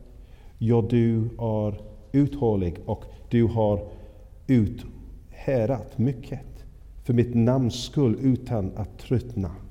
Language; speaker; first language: Swedish; non-native, fluent; English